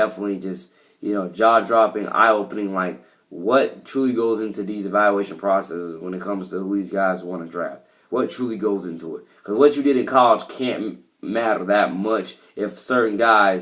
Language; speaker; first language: English; native; English